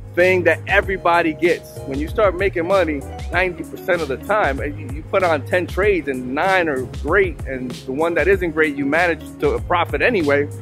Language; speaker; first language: English; native; English